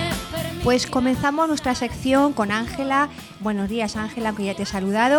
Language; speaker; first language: Spanish; native; Spanish